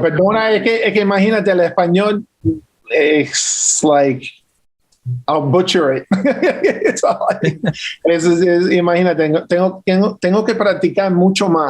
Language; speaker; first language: Spanish; early bilingual, heritage; English